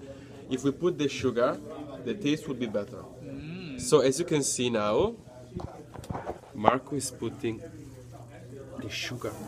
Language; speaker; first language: English; non-native, learner; Italian